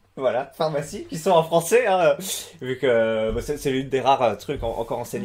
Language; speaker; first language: French; native; French